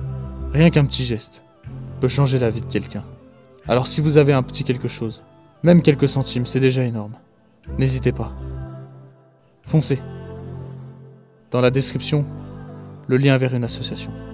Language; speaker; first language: French; native; French